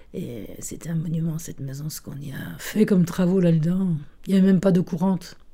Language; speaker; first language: French; early bilingual, other home language; Italian